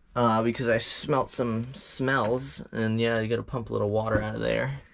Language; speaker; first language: English; native; English